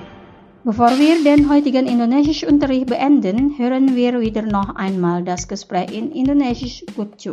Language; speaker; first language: German; non-native, fluent; Indonesian